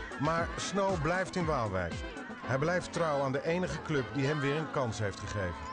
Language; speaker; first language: Dutch; native; Dutch